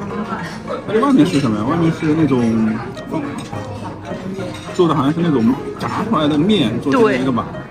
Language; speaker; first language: Chinese; native; Chinese